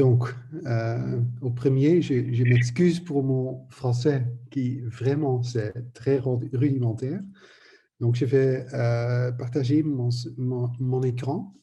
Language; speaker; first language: French; non-native, learner; Dutch